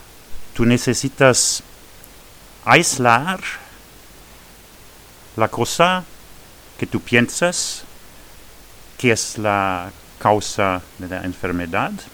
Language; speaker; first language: Spanish; non-native, fluent; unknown